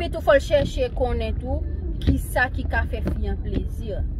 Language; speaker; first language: French; non-native, local second language; Haitian Creole